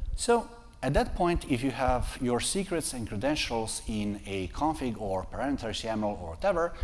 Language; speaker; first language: English; non-native, fluent; Serbian